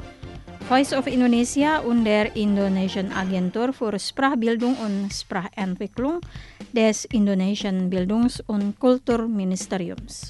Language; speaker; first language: German; non-native, fluent; Indonesian